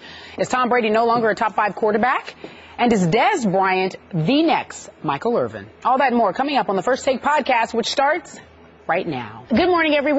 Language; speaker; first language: English; native; English